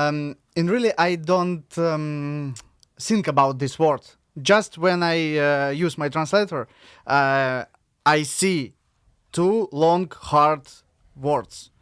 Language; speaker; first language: English; non-native, learner; Russian